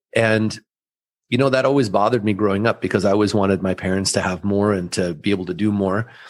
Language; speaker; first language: English; early bilingual, other home language; German